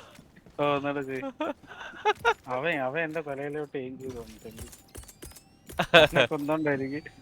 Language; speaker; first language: Malayalam; native; Malayalam